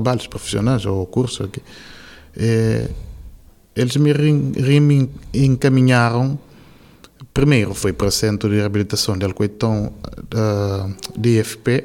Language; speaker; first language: Portuguese; non-native, local second language; Kabuverdianu